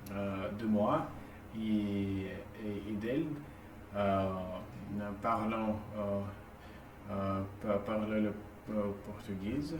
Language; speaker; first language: French; non-native, learner; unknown